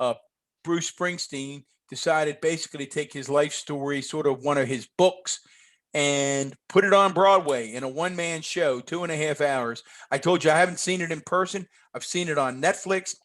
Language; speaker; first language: English; native; English